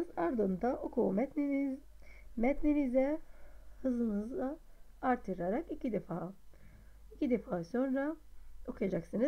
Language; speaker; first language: Turkish; non-native, fluent; Arabic